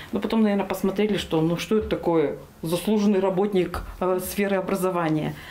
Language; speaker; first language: Russian; native; Russian